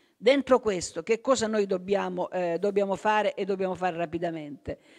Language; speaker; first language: Italian; native; Italian